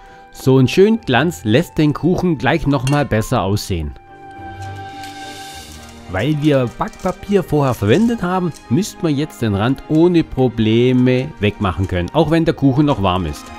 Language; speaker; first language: German; native; German